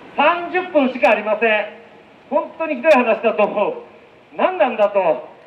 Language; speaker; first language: Japanese; native; Japanese